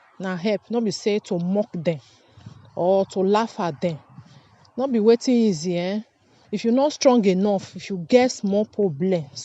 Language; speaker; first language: Nigerian Pidgin; native; Nigerian Pidgin